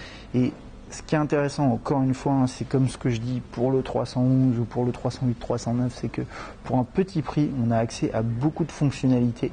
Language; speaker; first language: French; native; French